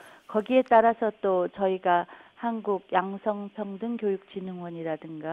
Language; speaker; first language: Korean; native; Korean